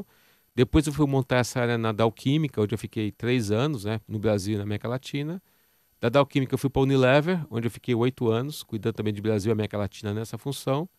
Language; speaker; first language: Portuguese; native; Portuguese